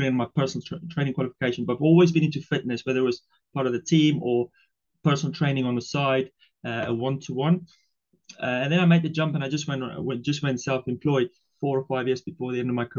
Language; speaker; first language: English; non-native, local second language; Afrikaans